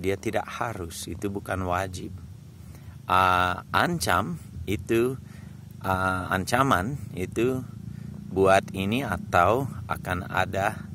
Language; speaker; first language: Indonesian; non-native, fluent; English